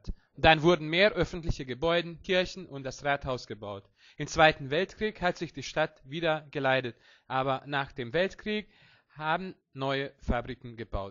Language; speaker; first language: German; non-native, learner; Hungarian